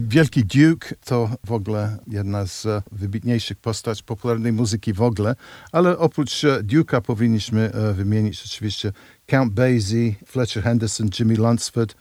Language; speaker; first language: Polish; non-native, fluent; English